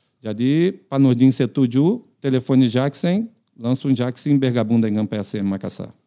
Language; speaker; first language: Indonesian; non-native, fluent; Portuguese